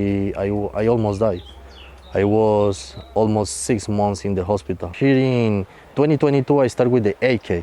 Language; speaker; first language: English; non-native, fluent; Spanish